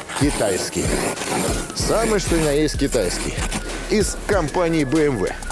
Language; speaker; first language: Russian; native; Russian